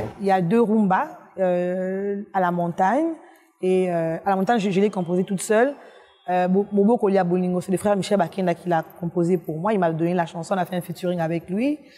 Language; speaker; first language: French; non-native, local second language; Lingala